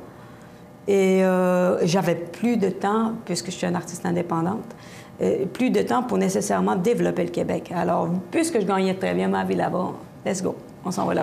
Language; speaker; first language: French; native; French